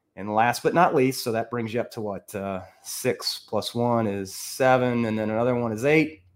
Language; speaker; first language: English; native; English